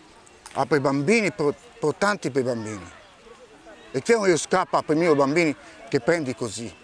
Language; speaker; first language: Italian; non-native, learner; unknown